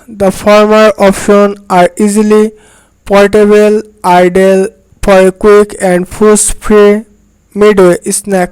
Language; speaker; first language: English; non-native, local second language; Bangla